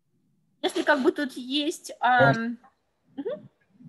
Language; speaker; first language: Russian; native; Russian